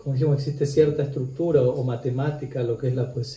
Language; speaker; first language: Spanish; native; Spanish